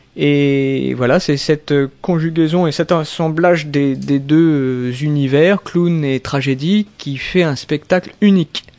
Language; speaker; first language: French; native; French